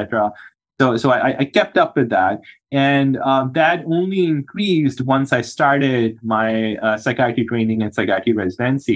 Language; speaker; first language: English; non-native, local second language; Urdu